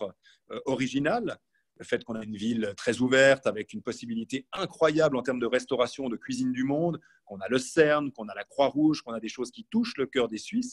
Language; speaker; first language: French; native; French